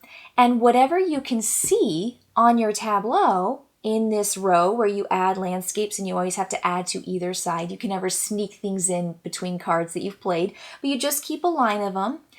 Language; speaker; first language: English; native; English